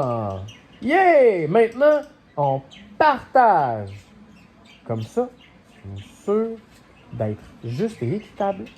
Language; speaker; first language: French; native; French